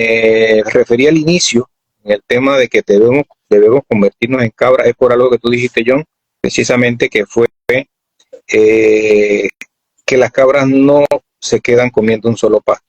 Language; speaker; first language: Spanish; native; Spanish